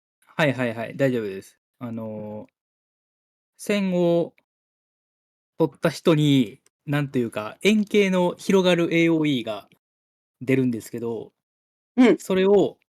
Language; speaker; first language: Japanese; native; Japanese